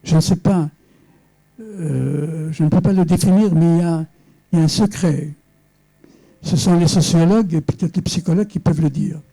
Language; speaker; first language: French; non-native, local second language; Arabic